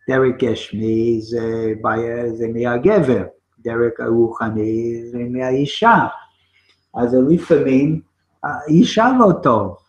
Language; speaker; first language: Hebrew; non-native, fluent; English